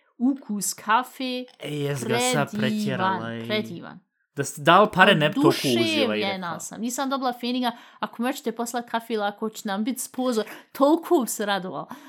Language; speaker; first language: Bosnian; early bilingual, heritage; Bosnian